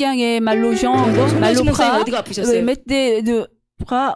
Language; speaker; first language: French; non-native, learner; Korean